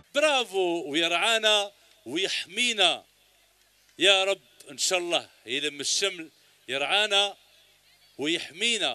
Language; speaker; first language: Arabic; native; Arabic